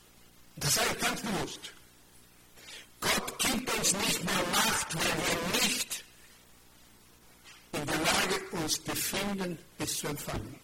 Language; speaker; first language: German; non-native, fluent; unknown